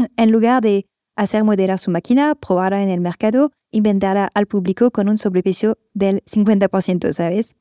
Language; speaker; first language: Spanish; non-native, fluent; French